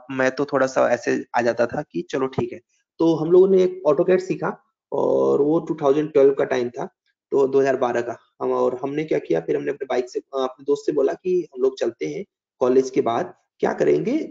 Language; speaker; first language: Hindi; native; Hindi